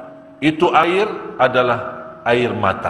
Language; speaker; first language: Indonesian; non-native, fluent; Arabic